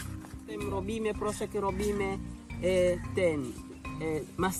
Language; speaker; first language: Polish; non-native, learner; Swahili